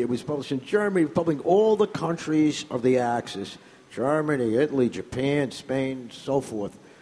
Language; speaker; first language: English; native; English